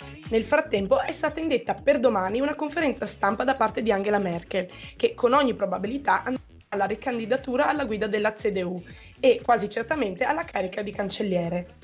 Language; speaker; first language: Italian; native; Italian